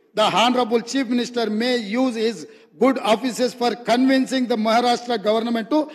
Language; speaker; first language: English; non-native, local second language; Telugu